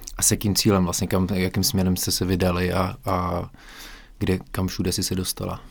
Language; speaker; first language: Czech; native; Czech